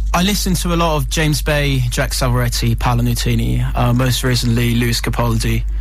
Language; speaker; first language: English; non-native, fluent; Italian